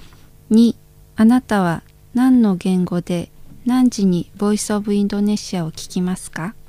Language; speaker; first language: Japanese; non-native, fluent; Indonesian